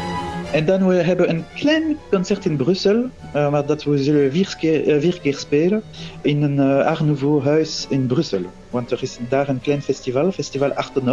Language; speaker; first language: Dutch; non-native, local second language; French